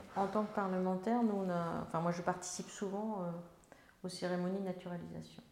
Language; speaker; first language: French; native; French